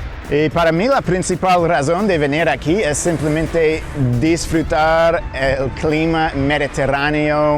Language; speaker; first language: Spanish; non-native, fluent; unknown